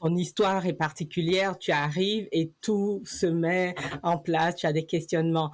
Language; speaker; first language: French; native; French